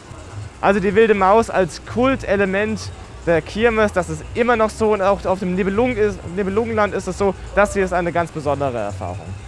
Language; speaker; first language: German; native; German